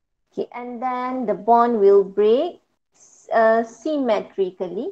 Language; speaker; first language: English; non-native, local second language; Malay